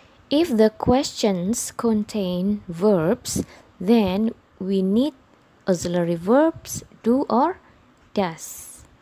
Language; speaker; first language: English; non-native, fluent; Indonesian